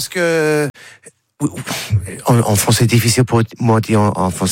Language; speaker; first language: French; non-native, learner; English